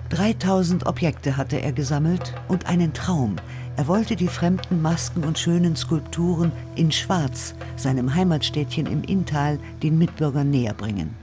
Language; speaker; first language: German; native; German